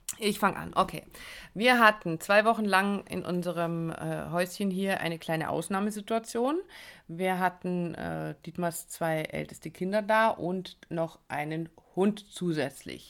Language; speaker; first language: German; native; German